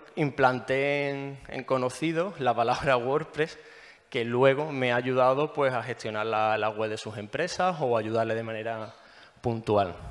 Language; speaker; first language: Spanish; native; Spanish